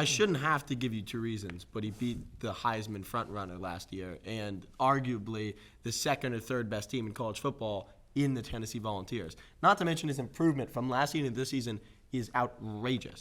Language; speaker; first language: English; native; English